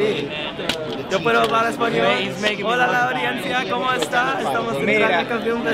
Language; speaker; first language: Spanish; non-native, learner; English